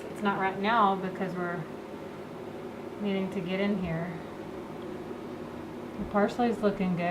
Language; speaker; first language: English; native; English